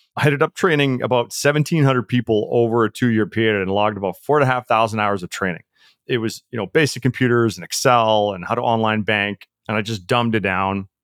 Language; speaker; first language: English; early bilingual, other home language; Czech